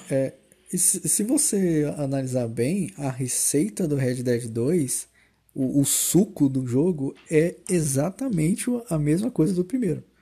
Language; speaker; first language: Portuguese; native; Portuguese